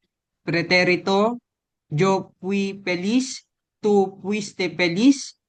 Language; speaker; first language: Spanish; non-native, learner; Filipino